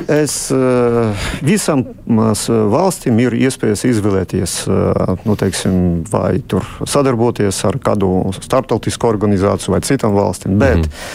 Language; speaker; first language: Latvian; non-native, local second language; Russian